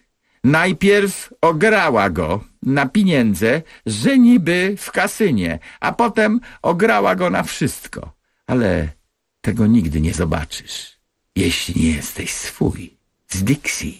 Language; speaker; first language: Polish; native; Polish